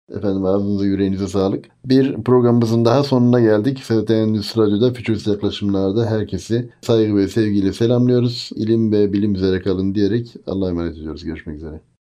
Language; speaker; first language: Turkish; native; Turkish